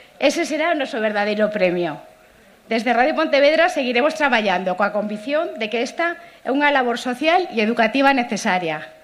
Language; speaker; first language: Galician; native; Galician